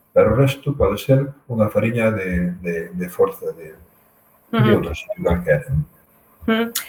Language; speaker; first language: Galician; native; Galician